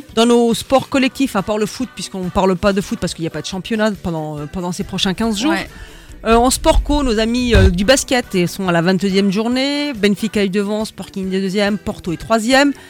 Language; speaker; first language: Portuguese; early bilingual, heritage; Portuguese